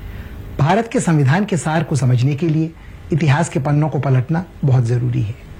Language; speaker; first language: Hindi; native; Hindi